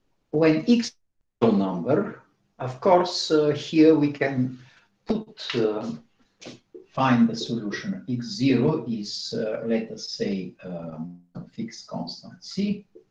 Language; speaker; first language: English; non-native, fluent; Bulgarian